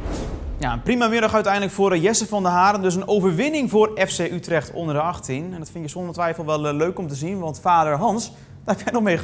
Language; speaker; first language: Dutch; native; Dutch